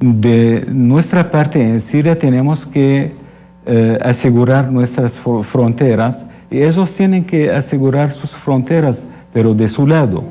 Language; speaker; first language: Spanish; non-native, fluent; Arabic